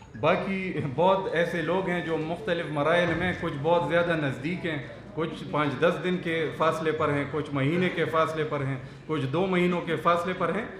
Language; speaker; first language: Urdu; non-native, local second language; Pashto